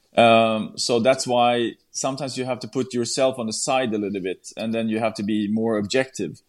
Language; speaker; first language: English; non-native, fluent; Swedish